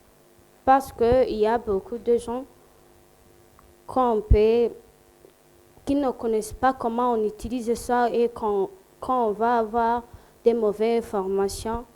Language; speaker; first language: French; non-native, local second language; Rundi